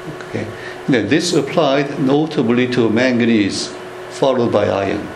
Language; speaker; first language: English; non-native, fluent; Korean